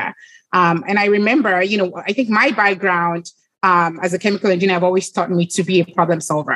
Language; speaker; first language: English; non-native, local second language; Yoruba